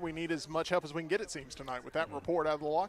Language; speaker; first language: English; native; English